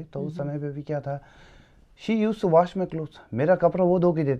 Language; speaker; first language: Hindi; non-native, local second language; Tibetan